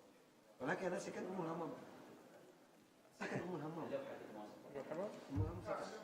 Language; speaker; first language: Arabic; non-native, learner; Indonesian